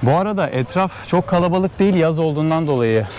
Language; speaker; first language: Turkish; native; Turkish